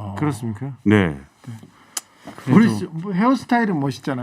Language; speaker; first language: Korean; native; Korean